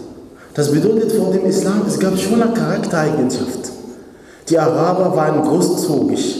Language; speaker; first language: German; non-native, fluent; Arabic